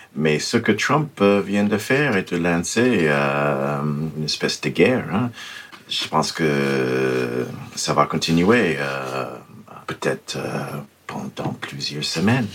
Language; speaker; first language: French; non-native, fluent; English